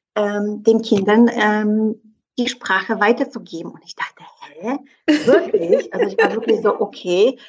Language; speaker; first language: German; non-native, fluent; Polish